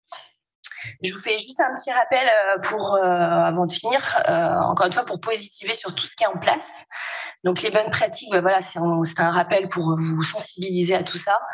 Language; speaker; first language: French; native; French